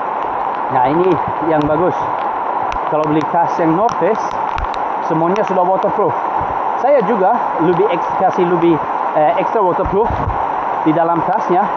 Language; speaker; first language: Indonesian; non-native, fluent; English